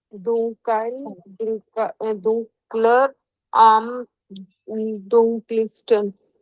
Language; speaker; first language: German; non-native, learner; Hindi